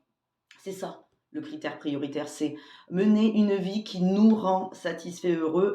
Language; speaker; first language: French; native; French